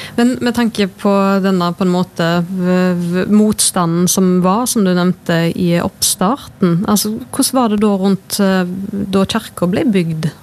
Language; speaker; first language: Norwegian; native; Norwegian